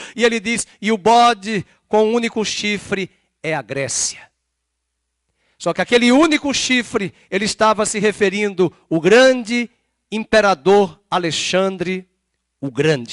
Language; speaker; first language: Portuguese; native; Portuguese